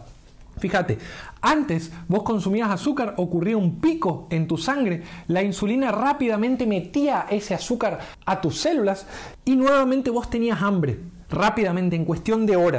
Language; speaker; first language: Spanish; native; Spanish